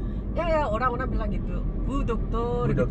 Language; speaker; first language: Indonesian; non-native, learner; Korean